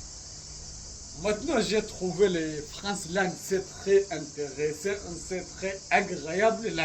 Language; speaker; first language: French; non-native, learner; Arabic